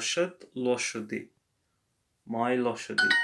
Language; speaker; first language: Russian; non-native, learner; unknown